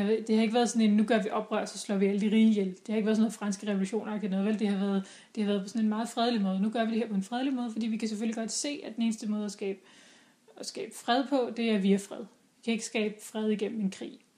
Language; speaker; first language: Danish; native; Danish